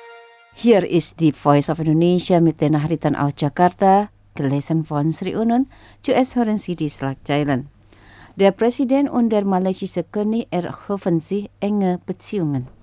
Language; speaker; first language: German; non-native, fluent; Indonesian